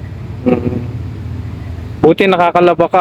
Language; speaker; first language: Filipino; native; Filipino